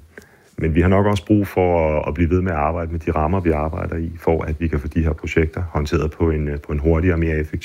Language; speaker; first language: Danish; native; Danish